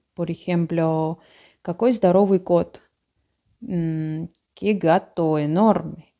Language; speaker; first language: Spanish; non-native, fluent; Russian